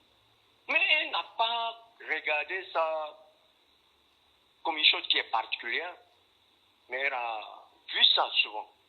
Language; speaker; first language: French; non-native, fluent; Korean